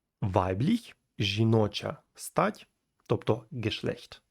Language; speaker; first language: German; non-native, fluent; Ukrainian